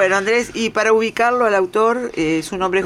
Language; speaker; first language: Spanish; native; Spanish